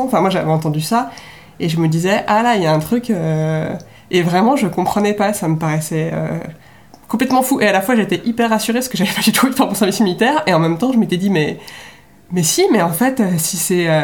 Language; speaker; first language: French; native; French